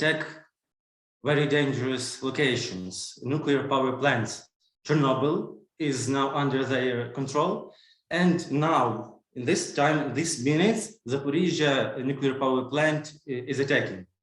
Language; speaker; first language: English; non-native, learner; Ukrainian